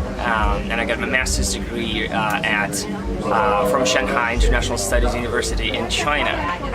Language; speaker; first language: English; non-native, fluent; Russian